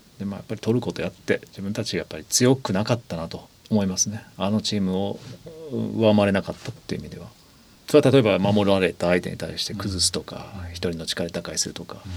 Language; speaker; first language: Japanese; native; Japanese